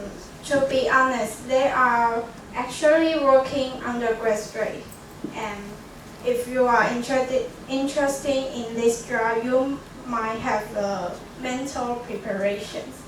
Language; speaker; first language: English; non-native, learner; Chinese